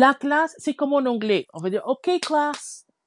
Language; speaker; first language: French; non-native, fluent; English